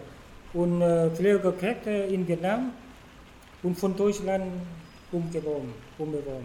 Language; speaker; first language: German; non-native, fluent; Vietnamese